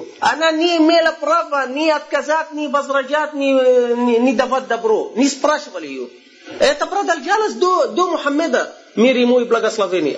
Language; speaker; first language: Russian; non-native, fluent; Arabic